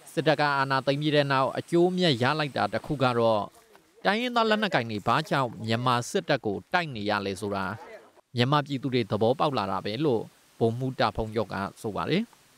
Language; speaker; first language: Burmese; native; Burmese